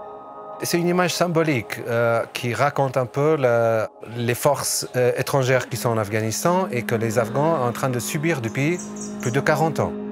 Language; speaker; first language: French; early bilingual, other home language; Persian